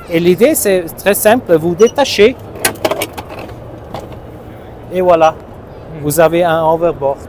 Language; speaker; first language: French; non-native, learner; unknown